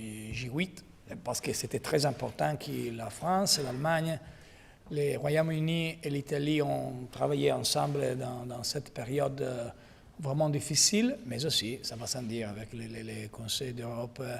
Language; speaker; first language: French; non-native, learner; Italian